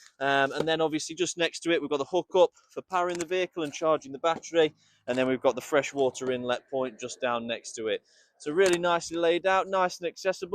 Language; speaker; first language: English; native; English